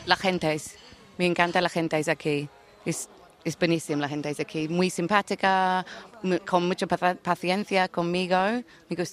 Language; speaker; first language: Spanish; non-native, learner; English